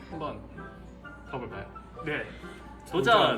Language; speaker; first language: Korean; native; Korean